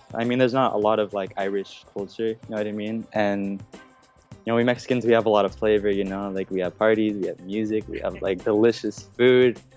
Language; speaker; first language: English; native; English